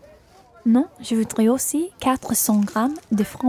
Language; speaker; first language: French; non-native, learner; English